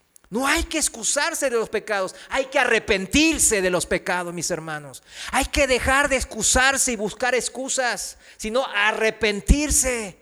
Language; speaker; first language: Spanish; non-native, fluent; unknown